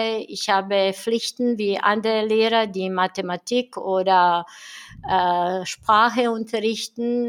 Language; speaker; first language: German; non-native, fluent; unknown